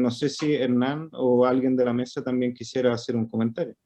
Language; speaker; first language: Spanish; native; Spanish